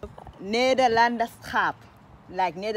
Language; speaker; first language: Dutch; non-native, learner; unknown